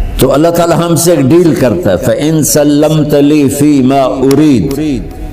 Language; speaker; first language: Urdu; non-native, local second language; Punjabi